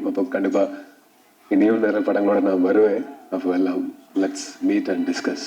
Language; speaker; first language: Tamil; non-native, learner; Malayalam